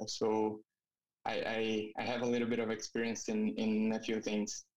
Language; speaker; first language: English; non-native, fluent; Portuguese